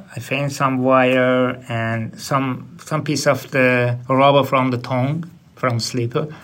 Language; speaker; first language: English; non-native, learner; Persian